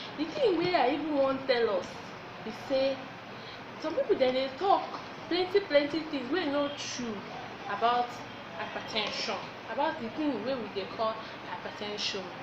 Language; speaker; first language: Nigerian Pidgin; non-native, local second language; Yoruba